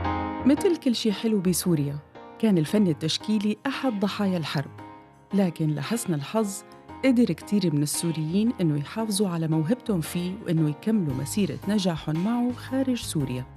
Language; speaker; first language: Arabic; native; Arabic